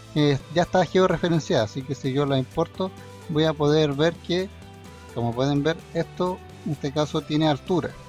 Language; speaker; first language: Spanish; native; Spanish